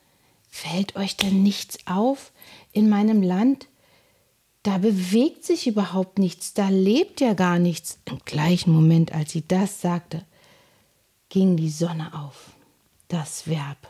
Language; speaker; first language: German; native; German